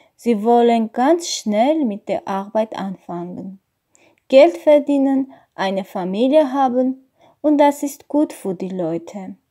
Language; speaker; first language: German; non-native, learner; Armenian